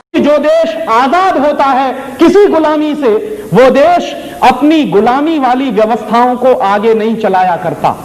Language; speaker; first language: Hindi; native; Hindi